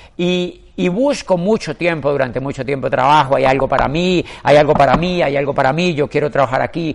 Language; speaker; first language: Spanish; native; Spanish